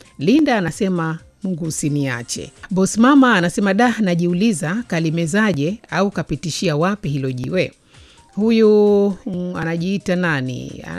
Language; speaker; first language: Swahili; native; Swahili